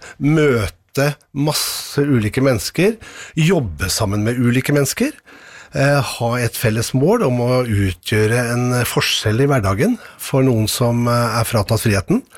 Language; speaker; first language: Norwegian; native; Norwegian